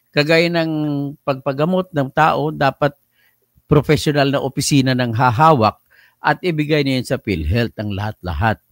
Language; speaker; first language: Filipino; native; Filipino